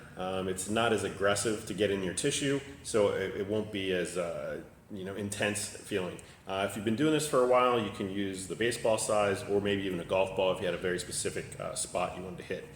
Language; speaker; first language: English; native; English